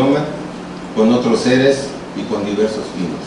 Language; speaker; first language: Spanish; native; Spanish